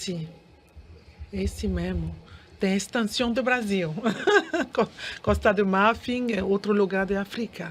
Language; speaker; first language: Portuguese; non-native, learner; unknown